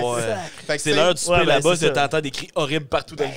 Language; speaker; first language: French; native; French